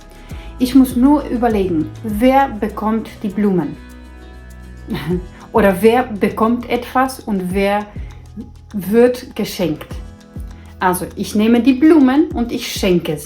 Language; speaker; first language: German; non-native, fluent; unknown